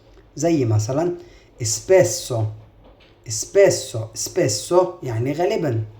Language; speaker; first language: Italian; non-native, fluent; Arabic